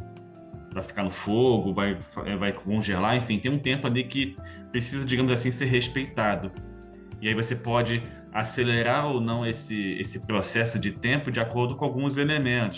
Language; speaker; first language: Portuguese; native; Portuguese